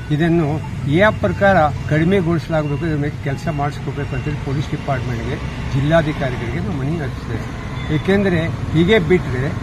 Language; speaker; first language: Kannada; non-native, local second language; Urdu